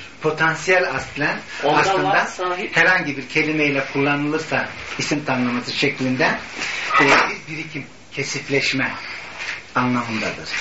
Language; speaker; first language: Turkish; native; Turkish